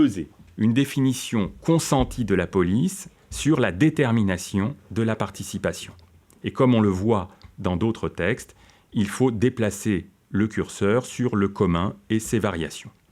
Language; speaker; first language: French; native; French